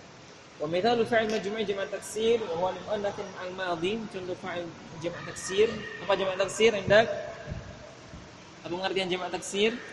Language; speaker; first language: Arabic; non-native, fluent; Indonesian